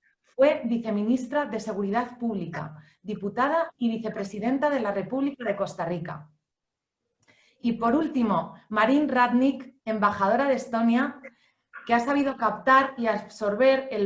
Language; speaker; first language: Spanish; native; Spanish